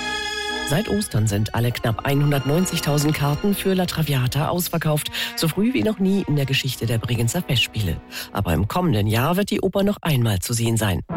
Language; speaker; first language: German; native; German